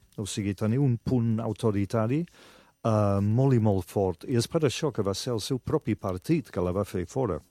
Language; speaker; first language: Catalan; non-native, fluent; English